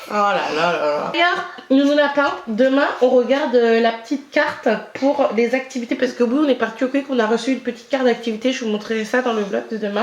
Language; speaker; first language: French; native; French